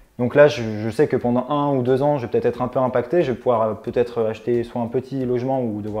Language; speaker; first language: French; native; French